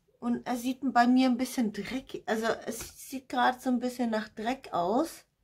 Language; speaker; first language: German; non-native, fluent; Russian